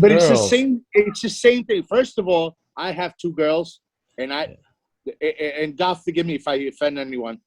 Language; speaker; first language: English; native; English